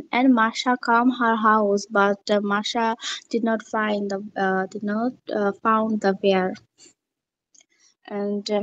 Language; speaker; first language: English; non-native, learner; Bangla